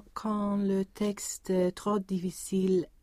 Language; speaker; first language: French; non-native, learner; Swedish